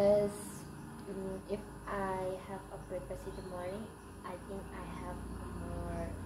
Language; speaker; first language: English; non-native, learner; Indonesian